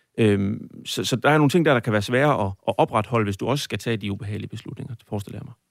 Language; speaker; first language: Danish; native; Danish